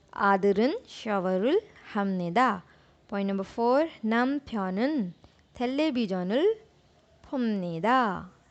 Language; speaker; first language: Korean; non-native, learner; Urdu